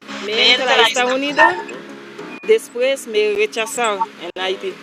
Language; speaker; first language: Spanish; non-native, learner; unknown